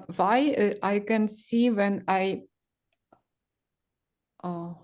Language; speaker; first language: English; non-native, learner; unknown